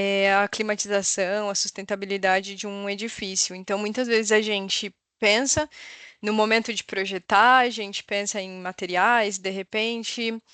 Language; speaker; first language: Portuguese; native; Portuguese